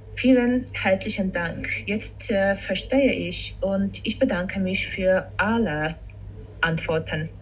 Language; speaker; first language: German; non-native, fluent; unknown